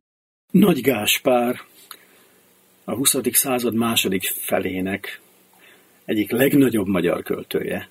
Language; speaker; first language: Hungarian; native; Hungarian